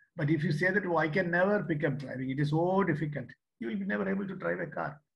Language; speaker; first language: English; non-native, local second language; Malayalam